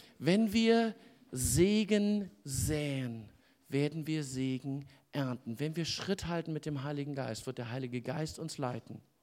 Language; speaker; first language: German; native; German